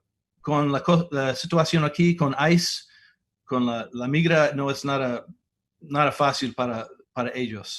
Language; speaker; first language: Spanish; non-native, fluent; English